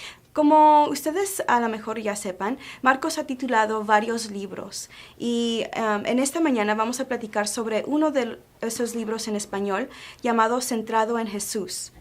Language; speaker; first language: Spanish; early bilingual, heritage; Spanish